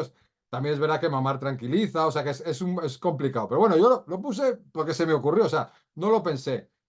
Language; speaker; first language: Spanish; native; Spanish